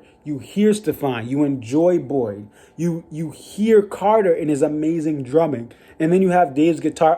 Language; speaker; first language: English; native; English